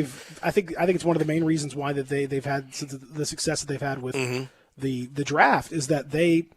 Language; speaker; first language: English; native; English